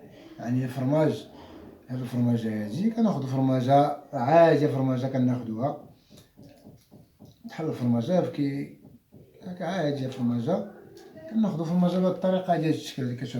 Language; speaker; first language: Arabic; native; Arabic